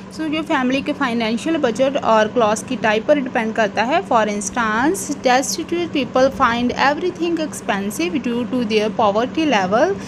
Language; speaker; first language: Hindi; non-native, local second language; Punjabi